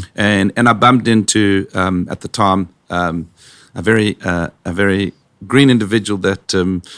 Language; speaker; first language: English; native; English